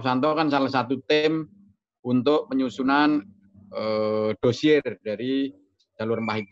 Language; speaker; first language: Indonesian; native; Indonesian